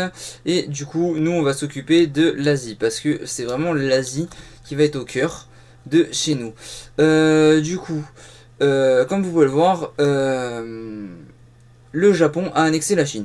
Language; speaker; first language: French; native; French